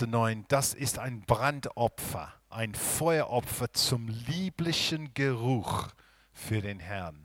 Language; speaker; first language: German; non-native, fluent; English